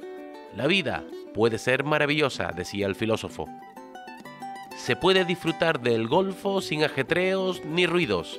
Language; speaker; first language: Spanish; native; Spanish